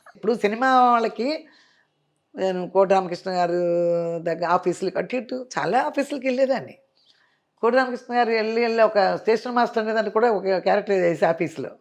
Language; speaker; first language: Telugu; native; Telugu